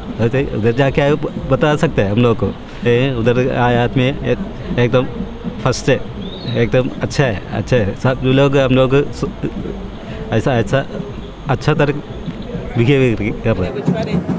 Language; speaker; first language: Hindi; non-native, local second language; Malayalam